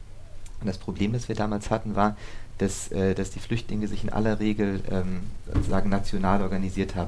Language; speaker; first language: German; native; German